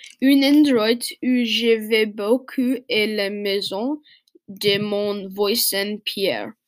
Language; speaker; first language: French; non-native, learner; English